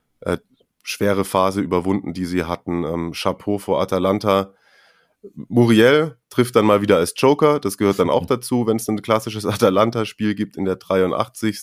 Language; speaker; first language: German; native; German